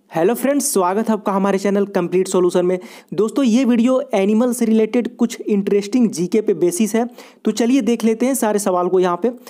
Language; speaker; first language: Hindi; native; Hindi